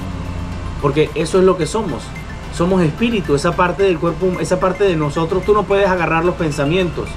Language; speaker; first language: Spanish; native; Spanish